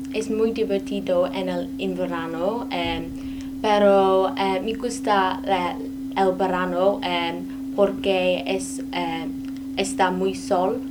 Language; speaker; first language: Spanish; non-native, learner; English